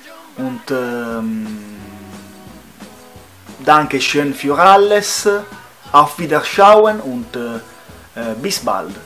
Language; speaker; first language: German; non-native, fluent; Italian